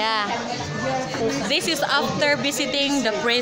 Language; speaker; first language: English; non-native, local second language; Filipino